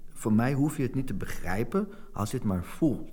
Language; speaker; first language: Dutch; non-native, fluent; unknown